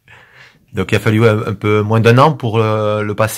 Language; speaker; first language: French; native; French